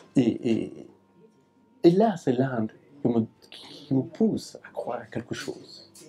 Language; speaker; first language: French; non-native, fluent; Persian